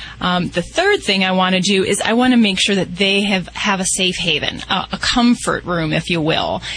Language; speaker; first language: English; native; English